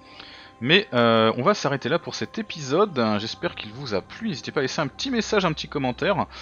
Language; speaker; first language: French; native; French